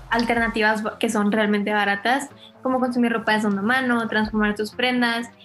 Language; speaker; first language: Spanish; native; Spanish